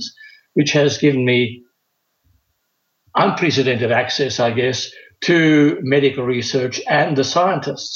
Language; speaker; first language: English; non-native, fluent; German